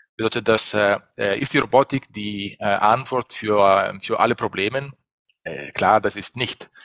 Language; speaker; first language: German; non-native, fluent; Italian